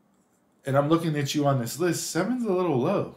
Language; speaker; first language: English; native; English